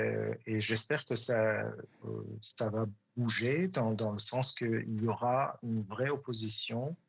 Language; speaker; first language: French; non-native, fluent; Persian